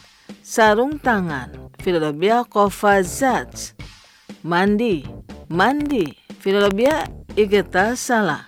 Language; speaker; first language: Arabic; non-native, fluent; Indonesian